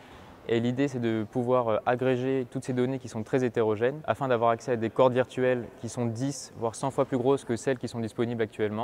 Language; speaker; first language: French; native; French